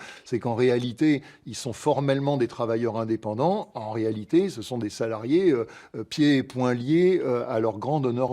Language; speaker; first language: French; native; French